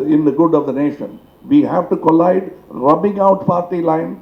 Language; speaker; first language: English; non-native, local second language; Tamil